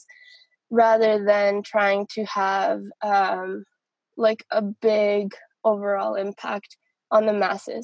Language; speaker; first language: English; native; English